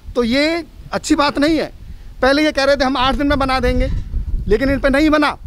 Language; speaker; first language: Hindi; native; Hindi